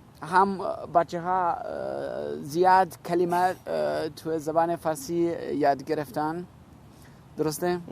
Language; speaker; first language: Persian; non-native, learner; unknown